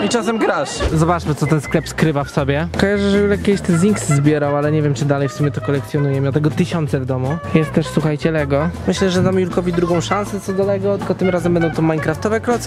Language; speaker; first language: Polish; native; Polish